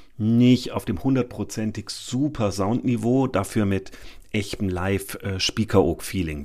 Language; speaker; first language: German; native; German